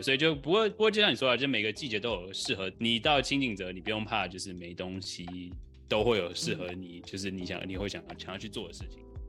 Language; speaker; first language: Chinese; non-native, fluent; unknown